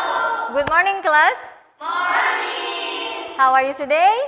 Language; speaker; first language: English; non-native, fluent; Indonesian